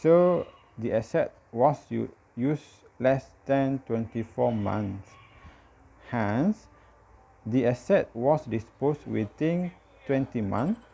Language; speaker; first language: English; non-native, local second language; Malay